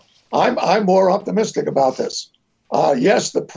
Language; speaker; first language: English; native; English